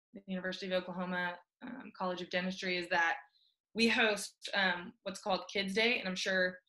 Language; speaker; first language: English; native; English